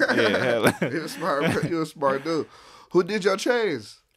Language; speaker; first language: English; native; English